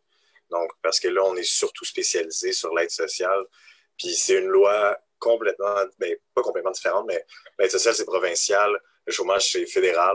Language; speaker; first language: French; native; French